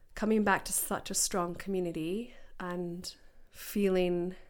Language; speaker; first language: English; native; English